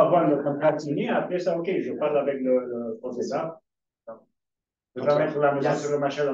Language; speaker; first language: French; non-native, learner; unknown